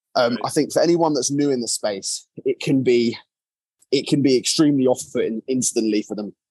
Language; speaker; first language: English; native; English